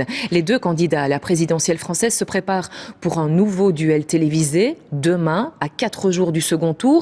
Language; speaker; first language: French; native; French